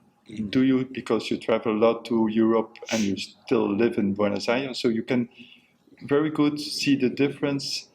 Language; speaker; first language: English; non-native, fluent; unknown